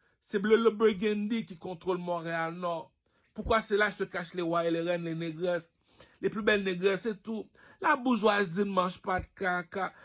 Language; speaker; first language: French; non-native, local second language; Haitian Creole